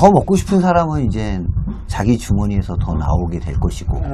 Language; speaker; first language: Korean; native; Korean